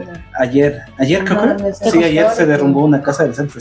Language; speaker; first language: Spanish; native; Spanish